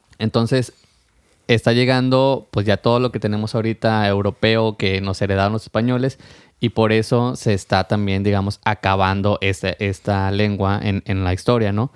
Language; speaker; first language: Spanish; native; Spanish